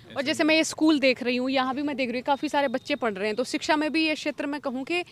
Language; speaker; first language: Hindi; native; Hindi